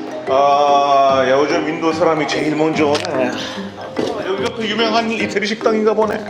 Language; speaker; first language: Korean; non-native, fluent; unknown